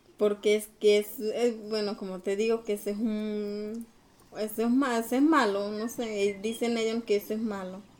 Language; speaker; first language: Spanish; non-native, local second language; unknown